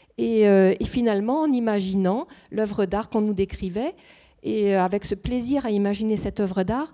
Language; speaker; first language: French; native; French